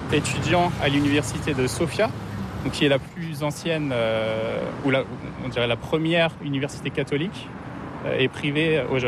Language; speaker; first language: French; native; French